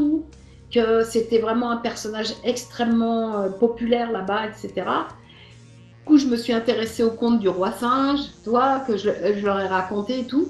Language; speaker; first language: French; native; French